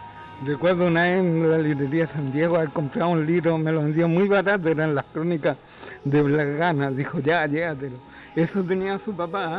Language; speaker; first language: Spanish; native; Spanish